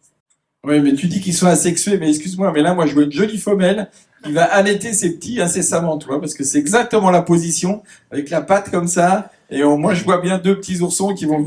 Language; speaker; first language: French; native; French